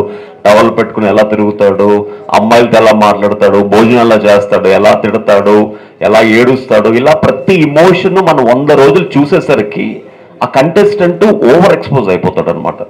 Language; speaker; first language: Telugu; native; Telugu